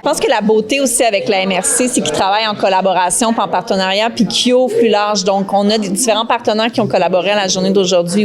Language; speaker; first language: French; native; French